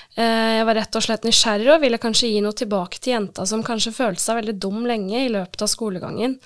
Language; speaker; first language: Norwegian; early bilingual, other home language; Turkish